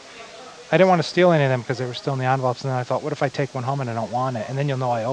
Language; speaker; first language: English; native; English